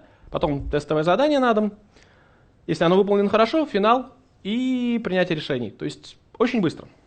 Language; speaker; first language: Russian; native; Russian